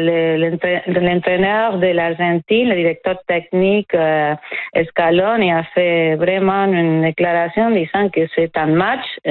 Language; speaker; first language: French; non-native, fluent; Spanish